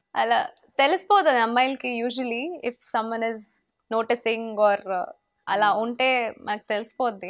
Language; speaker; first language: Telugu; non-native, local second language; Hindi